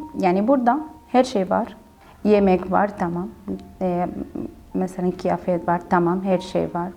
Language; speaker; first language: Turkish; non-native, learner; Arabic